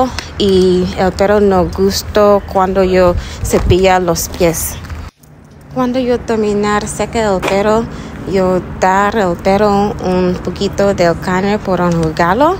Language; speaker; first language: Spanish; non-native, learner; English